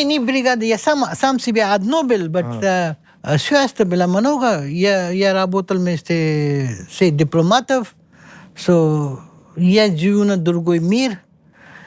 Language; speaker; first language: Russian; non-native, learner; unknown